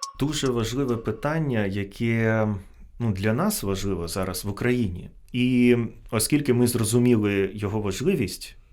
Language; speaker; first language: Ukrainian; native; Ukrainian